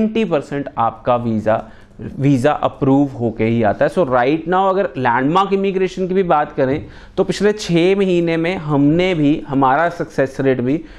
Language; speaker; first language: Hindi; non-native, local second language; Punjabi